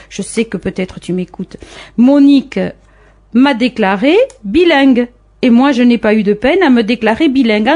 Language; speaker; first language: French; native; French